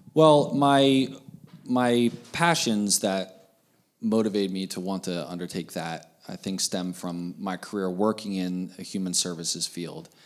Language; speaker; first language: English; native; English